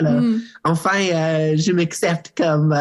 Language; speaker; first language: French; non-native, learner; English